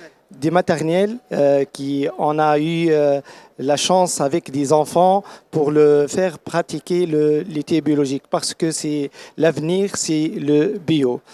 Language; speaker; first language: French; non-native, learner; Arabic